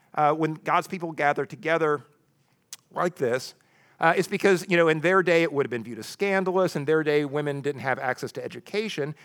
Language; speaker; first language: English; native; English